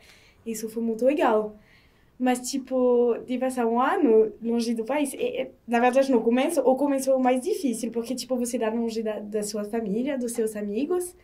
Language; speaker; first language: Portuguese; non-native, learner; French